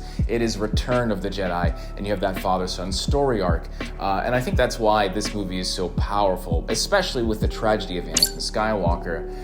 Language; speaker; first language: English; native; English